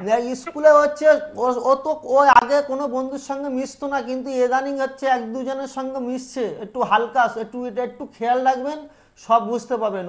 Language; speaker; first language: Bangla; native; Bangla